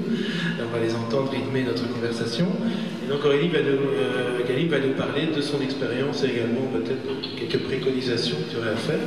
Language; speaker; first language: French; native; French